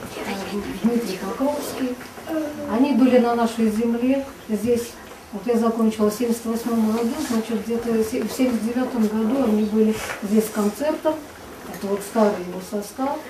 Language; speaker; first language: Russian; native; Russian